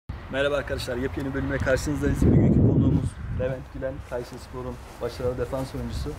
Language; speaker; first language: Turkish; native; Turkish